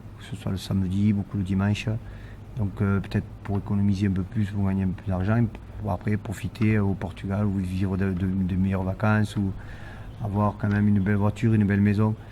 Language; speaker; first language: French; early bilingual, other home language; Portuguese